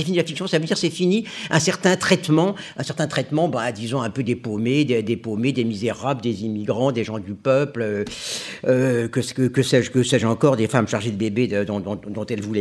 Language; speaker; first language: French; native; French